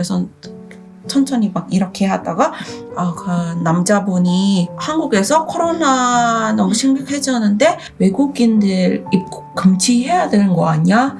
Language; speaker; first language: Korean; non-native, fluent; Indonesian